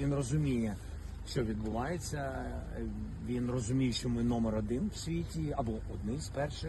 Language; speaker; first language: Ukrainian; non-native, local second language; Russian